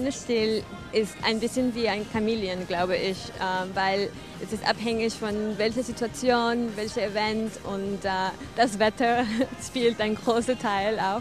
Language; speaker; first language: German; non-native, fluent; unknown